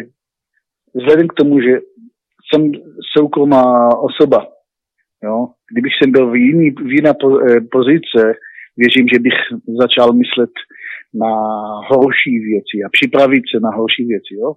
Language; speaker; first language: Czech; non-native, learner; Hebrew